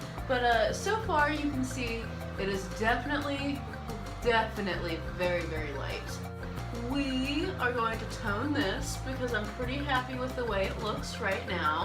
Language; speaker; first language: English; native; English